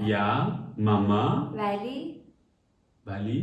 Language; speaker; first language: Persian; non-native, learner; German